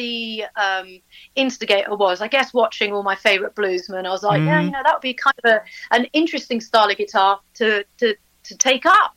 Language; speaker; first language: English; native; English